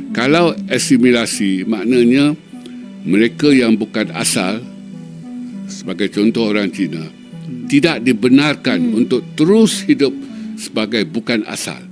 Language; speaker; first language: Malay; native; Malay